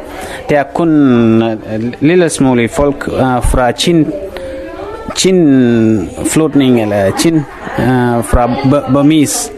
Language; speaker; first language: Danish; non-native, fluent; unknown